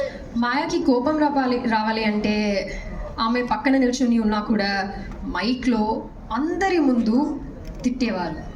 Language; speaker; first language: Telugu; non-native, learner; Malayalam